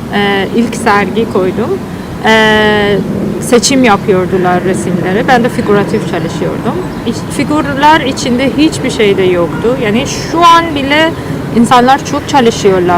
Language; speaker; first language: Turkish; non-native, learner; Persian